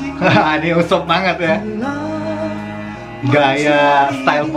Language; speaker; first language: Indonesian; native; Indonesian